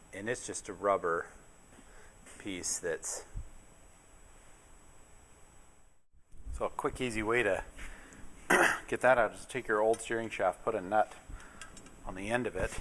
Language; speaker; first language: English; native; English